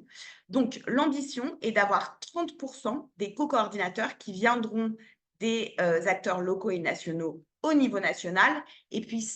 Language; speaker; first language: French; native; French